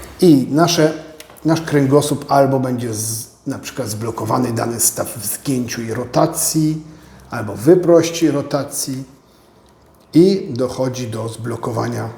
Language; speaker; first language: Polish; native; Polish